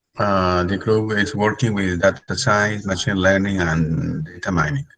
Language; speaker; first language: English; non-native, fluent; Spanish